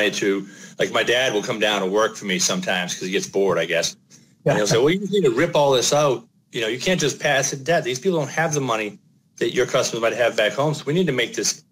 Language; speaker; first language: English; native; English